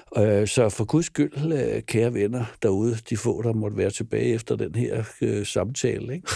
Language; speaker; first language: Danish; native; Danish